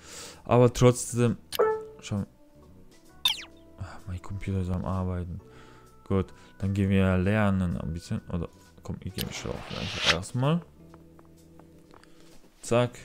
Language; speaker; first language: German; non-native, learner; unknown